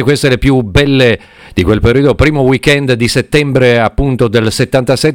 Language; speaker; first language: Italian; native; Italian